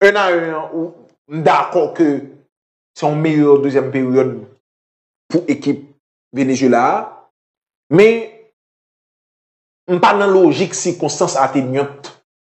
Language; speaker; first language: French; non-native, local second language; Haitian Creole